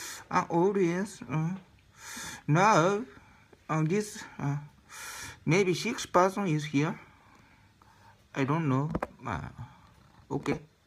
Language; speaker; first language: English; non-native, learner; Japanese